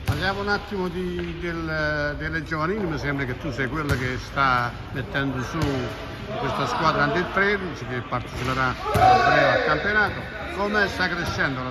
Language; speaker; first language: Italian; native; Italian